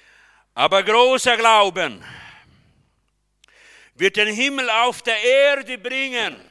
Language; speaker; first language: German; non-native, fluent; Portuguese